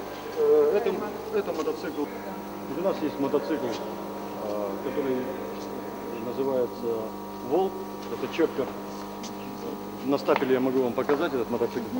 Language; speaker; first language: Russian; native; Russian